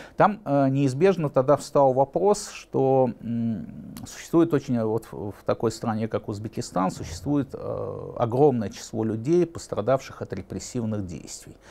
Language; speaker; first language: Russian; native; Russian